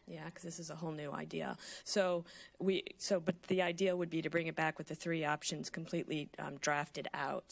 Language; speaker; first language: English; native; English